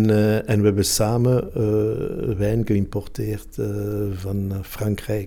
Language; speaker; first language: Dutch; non-native, local second language; Italian